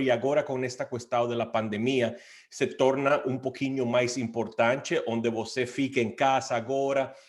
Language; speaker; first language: Spanish; non-native, learner; Portuguese